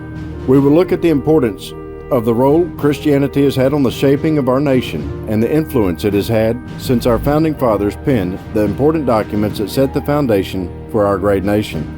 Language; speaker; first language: English; native; English